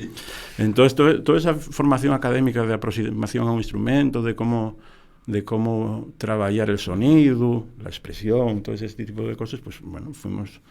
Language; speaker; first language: Spanish; native; Spanish